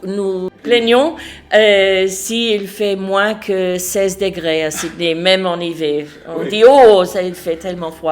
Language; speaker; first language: French; non-native, fluent; English